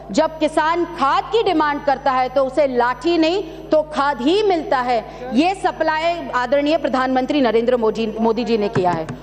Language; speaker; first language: Hindi; non-native, local second language; Marathi